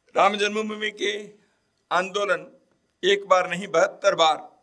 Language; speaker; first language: Hindi; non-native, local second language; Kannada